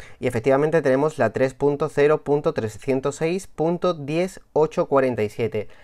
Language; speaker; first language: Spanish; native; Spanish